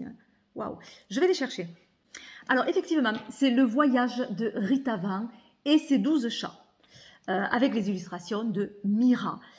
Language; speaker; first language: French; native; French